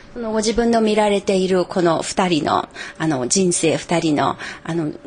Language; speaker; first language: Japanese; non-native, fluent; Chinese